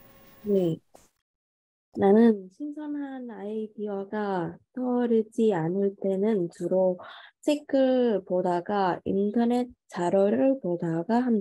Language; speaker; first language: Korean; non-native, learner; Vietnamese